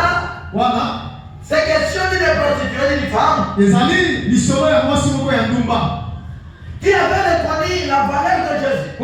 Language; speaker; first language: French; non-native, local second language; Lingala